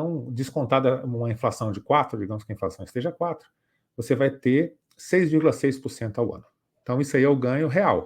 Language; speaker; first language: Portuguese; native; Portuguese